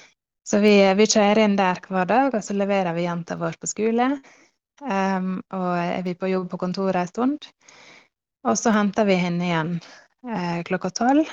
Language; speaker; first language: Norwegian; early bilingual, heritage; Norwegian